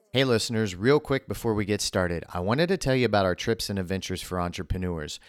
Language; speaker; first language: English; native; English